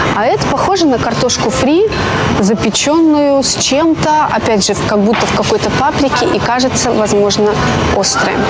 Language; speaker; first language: Russian; native; Russian